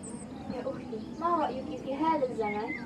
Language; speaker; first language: Arabic; non-native, fluent; Indonesian